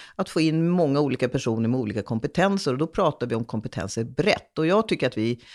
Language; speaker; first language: Swedish; early bilingual, other home language; Hungarian